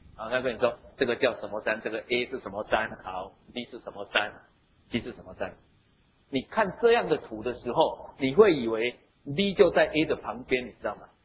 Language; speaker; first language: Chinese; native; Chinese